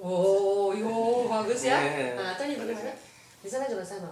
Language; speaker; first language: Indonesian; non-native, fluent; Japanese